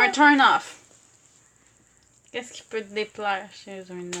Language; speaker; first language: French; native; French